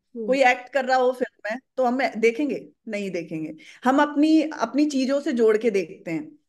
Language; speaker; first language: Hindi; native; Hindi